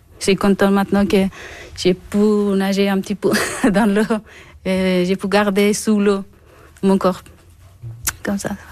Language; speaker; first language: French; non-native, learner; Persian